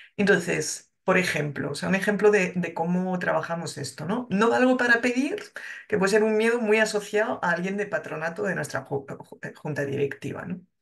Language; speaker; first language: Spanish; non-native, fluent; French